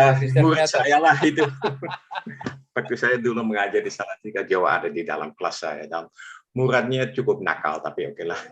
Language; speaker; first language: Indonesian; non-native, fluent; English